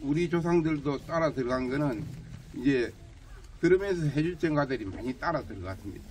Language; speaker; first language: Korean; native; Korean